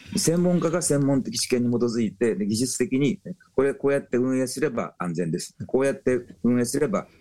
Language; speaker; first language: Japanese; native; Japanese